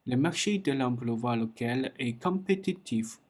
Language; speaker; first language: French; non-native, learner; Chinese